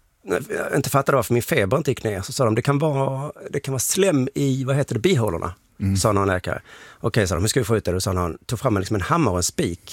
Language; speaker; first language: Swedish; native; Swedish